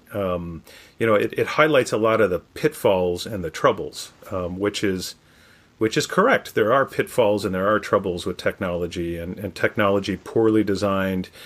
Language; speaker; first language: English; native; English